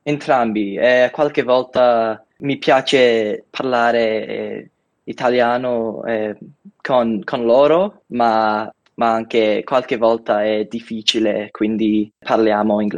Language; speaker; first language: Italian; non-native, learner; English